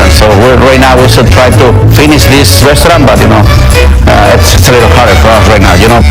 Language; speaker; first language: English; non-native, fluent; Spanish